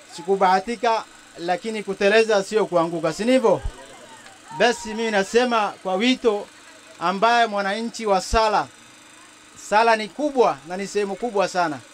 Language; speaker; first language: Swahili; non-native, local second language; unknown